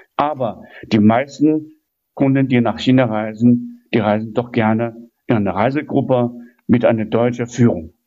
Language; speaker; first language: German; non-native, fluent; Chinese